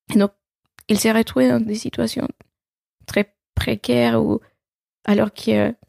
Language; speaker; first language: French; non-native, fluent; Spanish